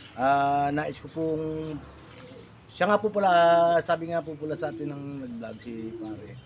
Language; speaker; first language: Filipino; non-native, local second language; Waray